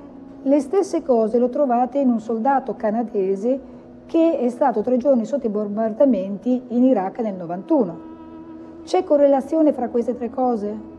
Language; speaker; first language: Italian; native; Italian